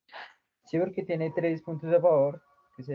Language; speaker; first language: Spanish; native; Spanish